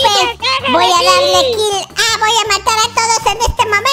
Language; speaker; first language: Spanish; native; Spanish